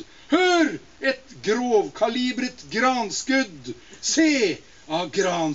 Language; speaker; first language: Norwegian; native; Norwegian